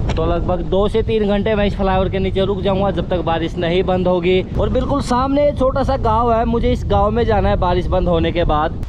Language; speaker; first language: Hindi; native; Hindi